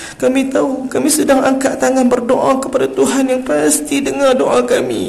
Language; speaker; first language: Malay; native; Malay